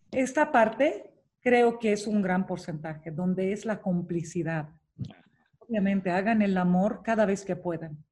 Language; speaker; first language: Spanish; non-native, fluent; Romanian